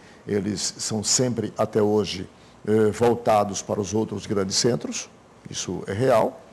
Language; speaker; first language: Portuguese; native; Portuguese